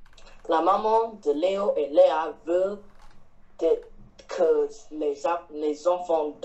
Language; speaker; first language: French; non-native, learner; Chinese